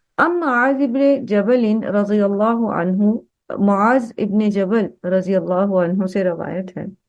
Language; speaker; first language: Urdu; native; Urdu